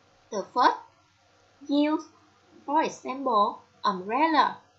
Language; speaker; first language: English; non-native, fluent; Vietnamese